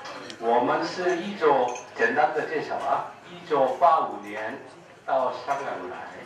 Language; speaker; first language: Chinese; non-native, fluent; Korean